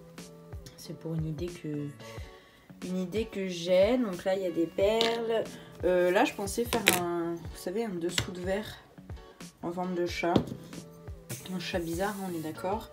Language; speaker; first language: French; native; French